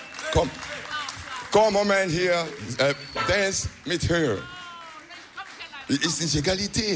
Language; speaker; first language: English; non-native, learner; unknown